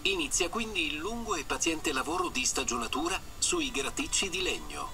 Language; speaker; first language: Italian; native; Italian